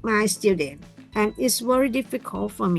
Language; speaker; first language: English; non-native, learner; Thai